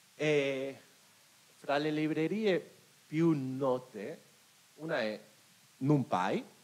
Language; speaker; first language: Italian; non-native, fluent; Spanish